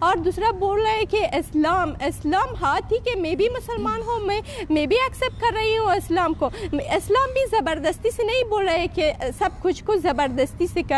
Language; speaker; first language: Hindi; non-native, learner; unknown